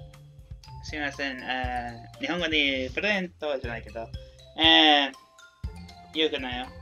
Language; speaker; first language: Japanese; non-native, learner; Spanish